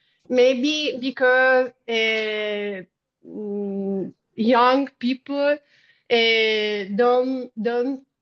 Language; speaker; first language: English; non-native, learner; Italian